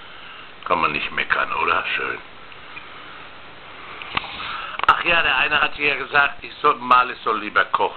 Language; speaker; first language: German; native; German